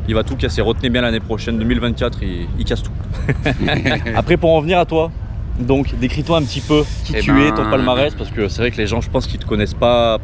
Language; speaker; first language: French; native; French